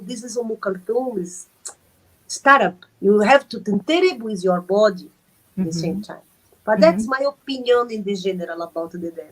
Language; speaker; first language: English; non-native, learner; Arabic